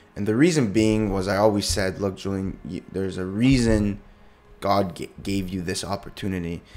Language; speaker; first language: English; native; English